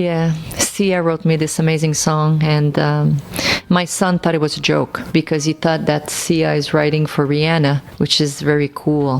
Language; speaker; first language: English; non-native, local second language; French